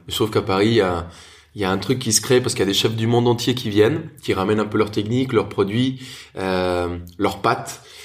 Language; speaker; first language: French; non-native, fluent; Spanish